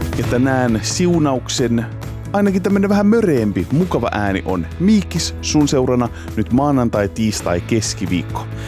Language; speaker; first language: Finnish; native; Finnish